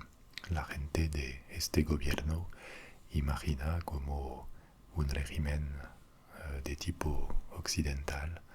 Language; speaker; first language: Spanish; non-native, fluent; French